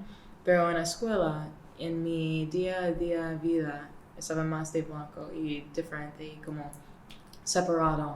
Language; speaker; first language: Spanish; non-native, learner; English